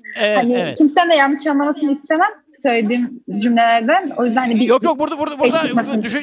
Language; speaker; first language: Turkish; native; Turkish